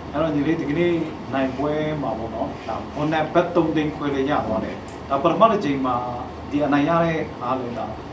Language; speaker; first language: Burmese; native; Burmese